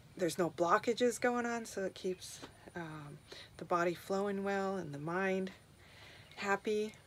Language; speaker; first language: English; native; English